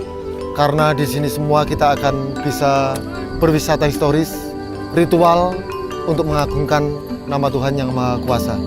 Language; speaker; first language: Indonesian; native; Indonesian